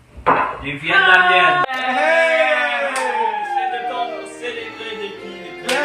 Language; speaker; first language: French; non-native, learner; English